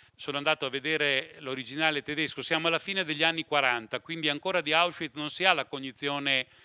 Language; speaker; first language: Italian; native; Italian